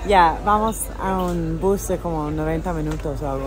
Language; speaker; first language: Spanish; non-native, learner; English